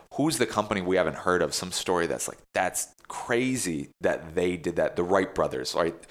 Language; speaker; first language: English; native; English